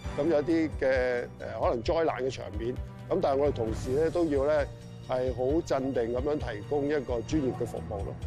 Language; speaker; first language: Cantonese; native; Cantonese